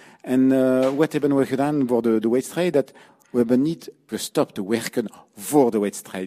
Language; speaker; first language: Dutch; non-native, learner; French